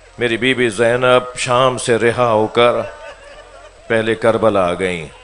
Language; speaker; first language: Urdu; non-native, local second language; Sindhi